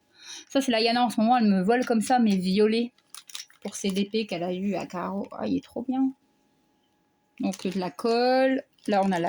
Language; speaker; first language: French; native; French